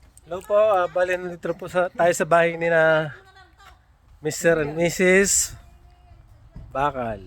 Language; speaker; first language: Filipino; native; Filipino